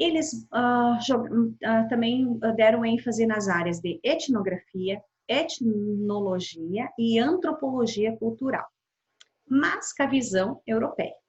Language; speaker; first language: Portuguese; native; Portuguese